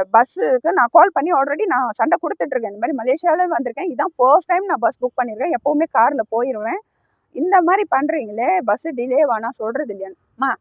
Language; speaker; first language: Tamil; early bilingual, heritage; Tamil